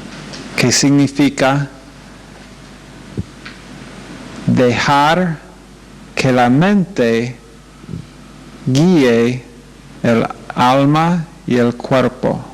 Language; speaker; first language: Spanish; non-native, fluent; English